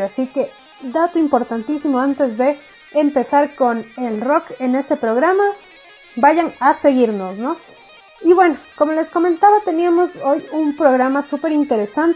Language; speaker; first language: Spanish; native; Spanish